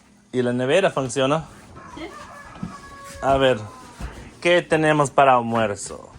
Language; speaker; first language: Spanish; non-native, learner; English